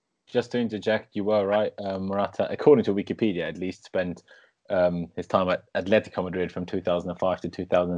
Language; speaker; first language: English; native; English